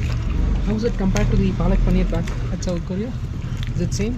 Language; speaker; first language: English; non-native, local second language; Hindi